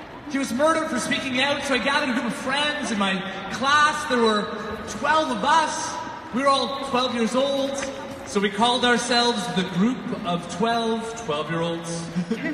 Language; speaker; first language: English; native; English